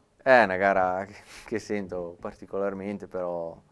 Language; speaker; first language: Italian; native; Italian